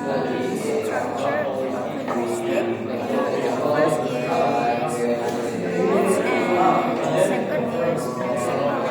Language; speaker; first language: English; non-native, learner; Indonesian